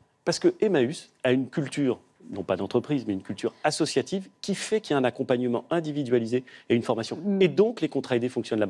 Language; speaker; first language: French; native; French